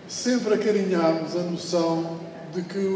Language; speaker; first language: Portuguese; native; Portuguese